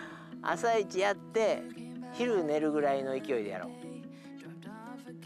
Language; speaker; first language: Japanese; native; Japanese